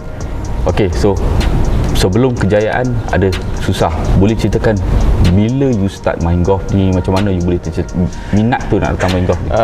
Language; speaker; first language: Malay; native; Malay